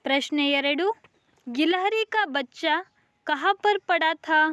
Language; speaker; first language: Hindi; non-native, local second language; Kannada